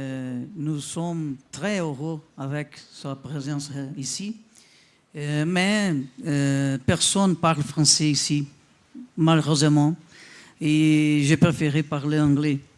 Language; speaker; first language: French; non-native, learner; Portuguese